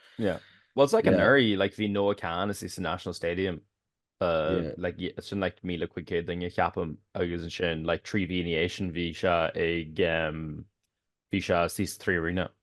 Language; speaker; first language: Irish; native; Irish